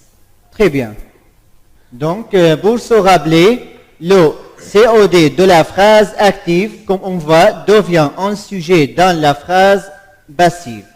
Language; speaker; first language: French; non-native, fluent; Arabic